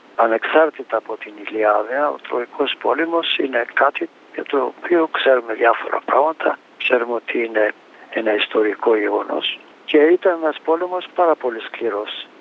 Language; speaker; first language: Greek; native; Greek